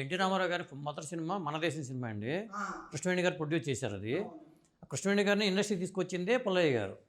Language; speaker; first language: Telugu; native; Telugu